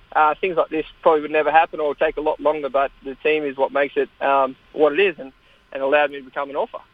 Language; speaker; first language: English; native; English